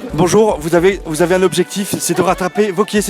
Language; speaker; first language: French; native; French